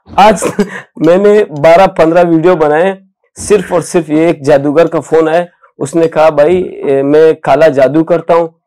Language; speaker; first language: Urdu; non-native, local second language; Baluchi